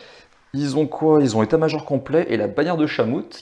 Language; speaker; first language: French; native; French